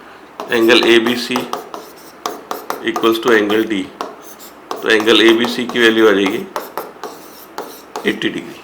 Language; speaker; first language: Hindi; native; Hindi